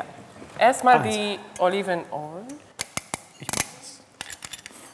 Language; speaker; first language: German; non-native, learner; Hebrew